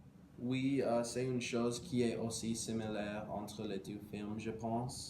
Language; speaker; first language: French; non-native, learner; English